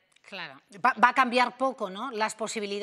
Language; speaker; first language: Spanish; native; Spanish